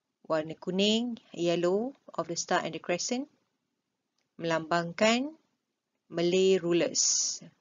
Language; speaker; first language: English; non-native, local second language; Malay